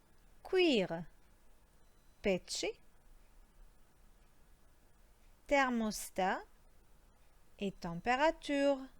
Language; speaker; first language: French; non-native, fluent; Croatian